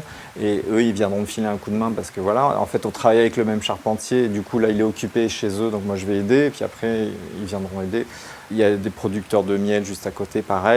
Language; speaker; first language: French; native; French